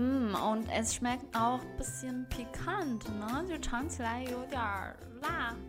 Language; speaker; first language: German; non-native, fluent; Chinese